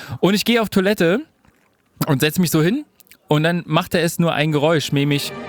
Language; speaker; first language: German; native; German